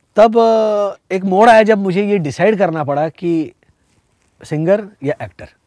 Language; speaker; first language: Hindi; non-native, local second language; Marathi